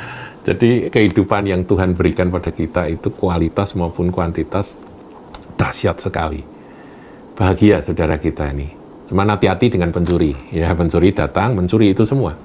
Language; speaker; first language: Indonesian; native; Indonesian